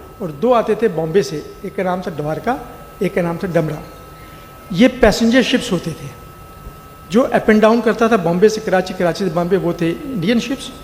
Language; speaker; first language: Urdu; native; Urdu